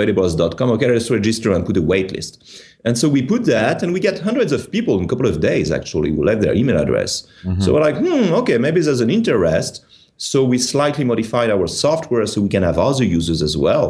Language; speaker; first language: English; non-native, fluent; French